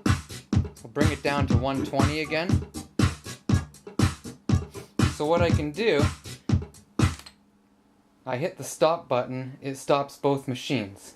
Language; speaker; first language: English; native; English